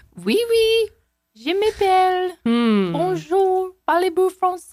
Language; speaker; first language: French; non-native, learner; English